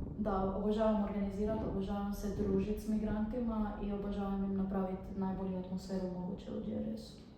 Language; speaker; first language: Bosnian; early bilingual, other home language; Arabic